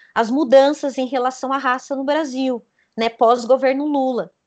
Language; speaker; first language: Portuguese; native; Portuguese